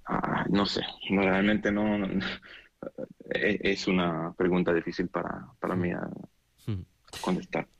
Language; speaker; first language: Spanish; non-native, learner; Hebrew